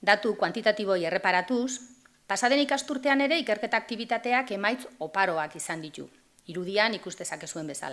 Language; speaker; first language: Basque; native; Basque